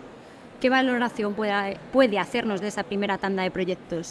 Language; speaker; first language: Spanish; native; Spanish